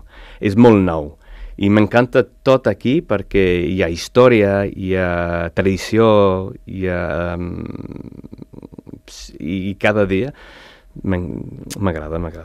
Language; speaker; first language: Catalan; non-native, learner; English